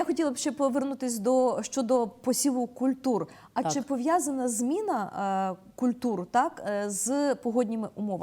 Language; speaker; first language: Ukrainian; native; Ukrainian